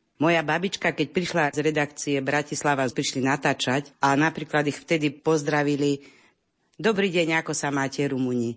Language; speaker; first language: Slovak; early bilingual, heritage; Slovak